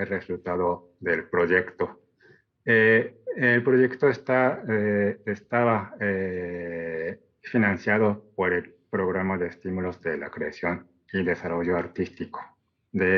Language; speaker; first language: Spanish; non-native, fluent; Japanese